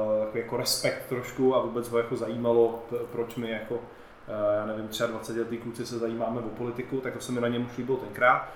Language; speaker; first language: Czech; native; Czech